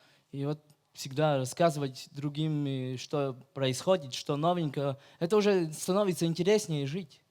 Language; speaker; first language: Russian; non-native, fluent; Latvian